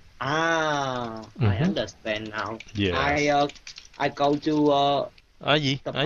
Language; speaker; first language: English; non-native, learner; Vietnamese